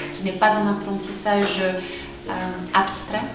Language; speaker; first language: French; non-native, fluent; Portuguese